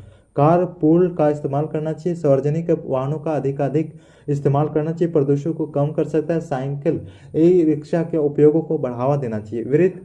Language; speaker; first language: Hindi; native; Hindi